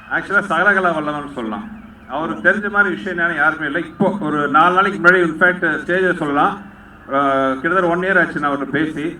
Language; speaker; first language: Tamil; native; Tamil